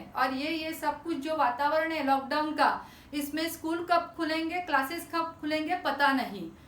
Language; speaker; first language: Hindi; non-native, local second language; Marathi